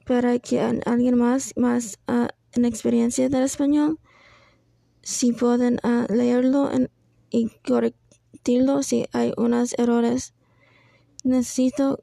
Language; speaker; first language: Spanish; non-native, learner; English